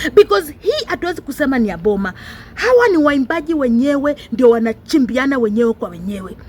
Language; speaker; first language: Swahili; non-native, local second language; Luyia